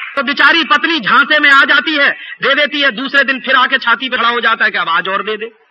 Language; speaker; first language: Hindi; native; Hindi